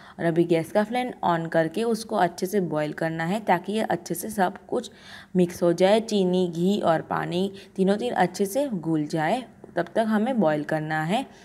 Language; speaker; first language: Hindi; non-native, local second language; Gujarati